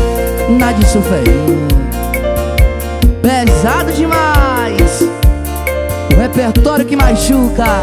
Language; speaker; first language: Portuguese; native; Portuguese